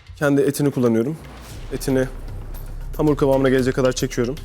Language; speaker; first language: Turkish; native; Turkish